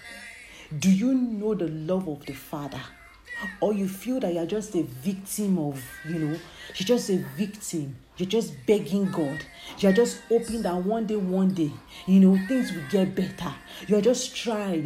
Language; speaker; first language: English; non-native, local second language; Yoruba